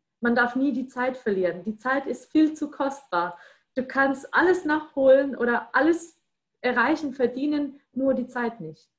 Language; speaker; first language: German; non-native, fluent; Russian